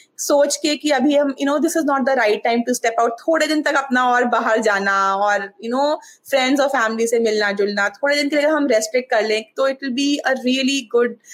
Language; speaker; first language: Hindi; native; Hindi